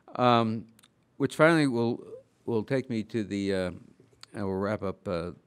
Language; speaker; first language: English; native; English